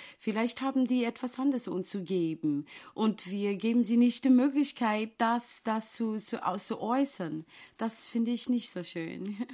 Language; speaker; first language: German; non-native, fluent; English